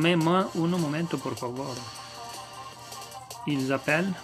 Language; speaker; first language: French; non-native, learner; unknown